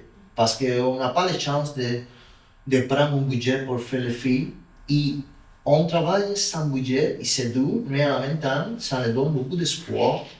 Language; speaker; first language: French; non-native, learner; Spanish